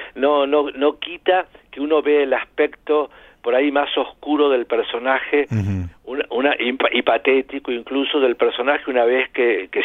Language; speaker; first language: Spanish; native; Spanish